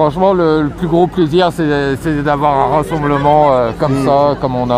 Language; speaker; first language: French; native; French